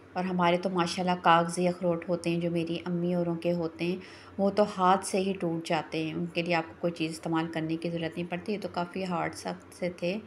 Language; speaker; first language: Urdu; non-native, local second language; Pahari-Potwari